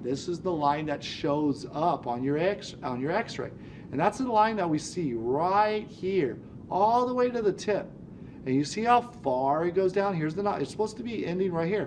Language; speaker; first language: English; native; English